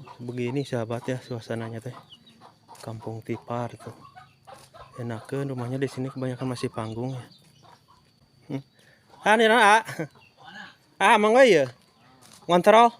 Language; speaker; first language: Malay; non-native, local second language; Sundanese